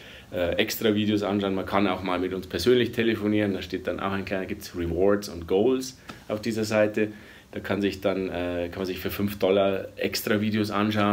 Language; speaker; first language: German; native; German